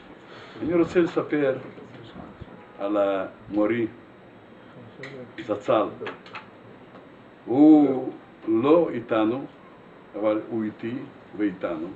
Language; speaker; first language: Hebrew; non-native, fluent; Russian